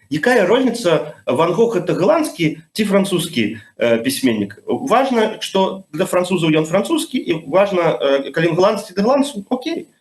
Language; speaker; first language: Belarusian; non-native, local second language; Russian